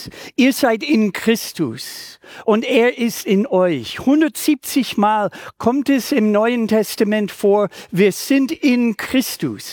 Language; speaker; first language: German; native; German